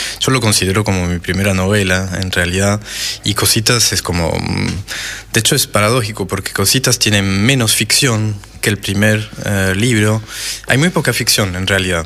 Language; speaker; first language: Spanish; non-native, fluent; French